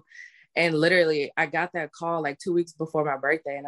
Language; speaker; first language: English; native; English